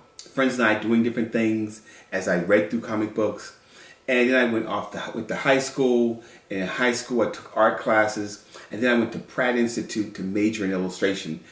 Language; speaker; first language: English; native; English